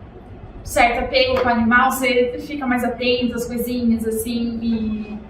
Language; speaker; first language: Portuguese; native; Portuguese